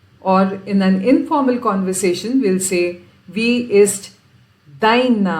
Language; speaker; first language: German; non-native, fluent; Marathi